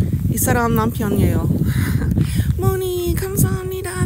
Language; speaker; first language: Korean; non-native, learner; English